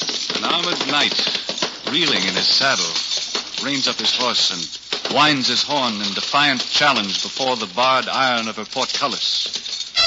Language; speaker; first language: English; native; English